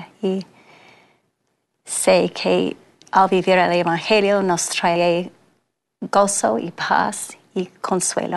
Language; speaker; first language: Spanish; non-native, fluent; English